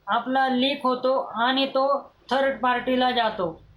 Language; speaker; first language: Marathi; non-native, local second language; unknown